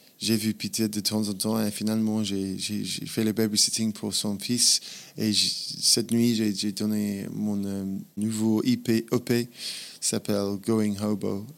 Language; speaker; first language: French; non-native, fluent; English